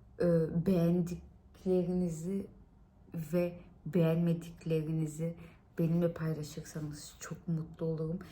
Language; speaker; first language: Turkish; early bilingual, heritage; Turkish